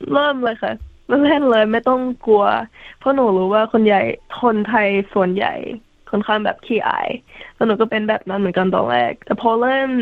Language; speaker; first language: Thai; early bilingual, heritage; Thai